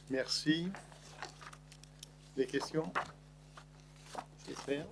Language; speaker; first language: French; native; French